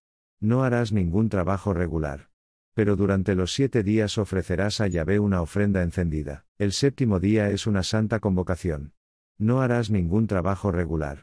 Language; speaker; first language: Spanish; native; Spanish